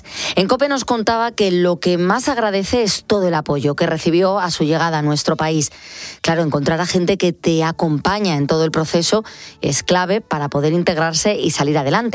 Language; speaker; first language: Spanish; native; Spanish